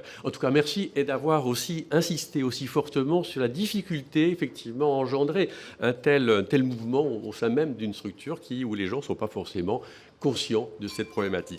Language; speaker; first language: French; native; French